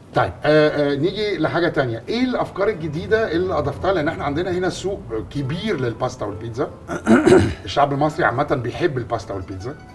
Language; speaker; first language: Arabic; native; Arabic